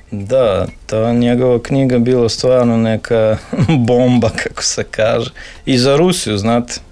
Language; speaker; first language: Serbian; non-native, fluent; Russian